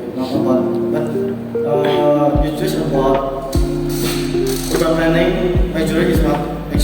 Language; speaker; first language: English; non-native, learner; Indonesian